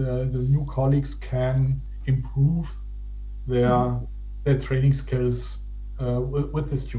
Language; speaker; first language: English; non-native, fluent; German